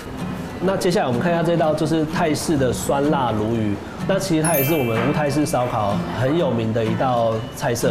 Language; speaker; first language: Chinese; native; Chinese